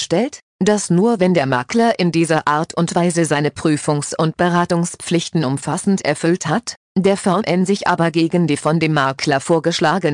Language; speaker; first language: German; native; German